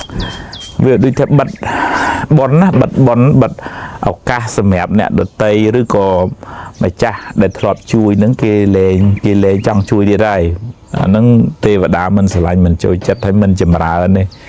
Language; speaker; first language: Khmer; native; Khmer